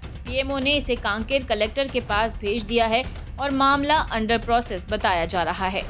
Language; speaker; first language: Hindi; native; Hindi